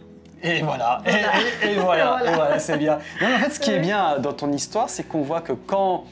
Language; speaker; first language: French; native; French